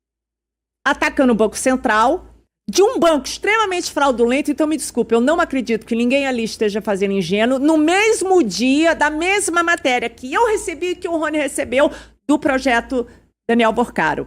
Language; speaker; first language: Portuguese; native; Portuguese